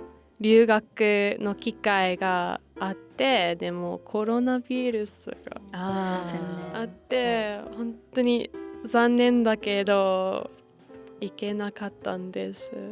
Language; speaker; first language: Japanese; non-native, fluent; English